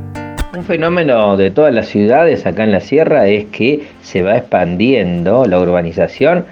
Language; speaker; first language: Spanish; native; Spanish